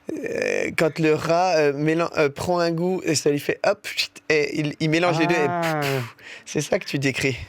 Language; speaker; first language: French; native; French